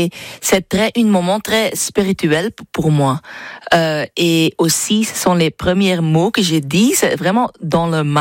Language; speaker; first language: French; non-native, learner; English